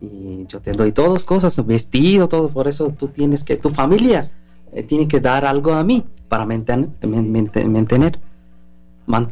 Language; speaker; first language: Spanish; non-native, learner; Bangla